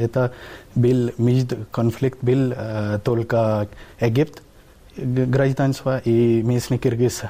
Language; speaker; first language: Russian; non-native, learner; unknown